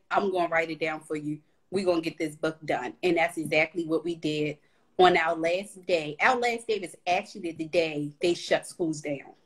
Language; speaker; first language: English; native; English